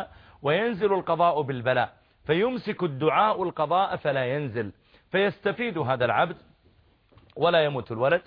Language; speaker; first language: Arabic; native; Arabic